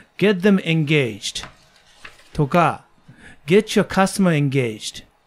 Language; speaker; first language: English; non-native, fluent; Japanese